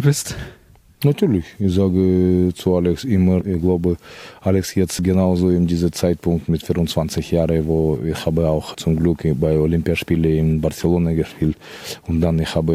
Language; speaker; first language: German; non-native, fluent; Russian